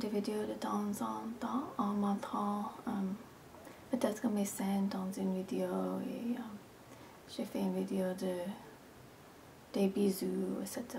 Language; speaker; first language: French; non-native, fluent; English